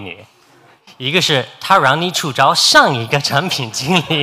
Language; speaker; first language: Chinese; non-native, fluent; English